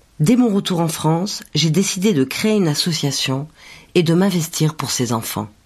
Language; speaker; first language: French; native; French